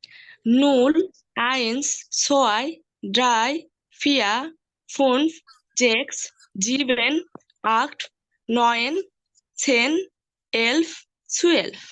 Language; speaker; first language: German; non-native, learner; Bangla